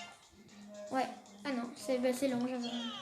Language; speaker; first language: French; native; French